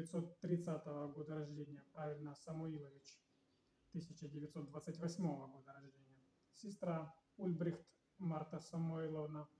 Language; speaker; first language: Russian; native; Russian